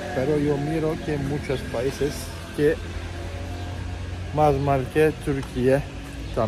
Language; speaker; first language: Spanish; non-native, learner; Turkish